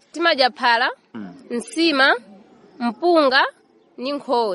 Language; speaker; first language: Nyanja; non-native, local second language; Tumbuka